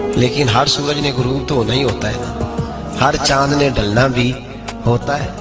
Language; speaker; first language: Urdu; non-native, local second language; Punjabi